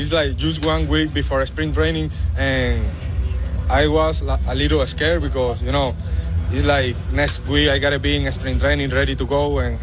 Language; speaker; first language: English; non-native, fluent; Spanish